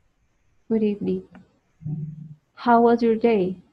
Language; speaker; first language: English; non-native, fluent; Spanish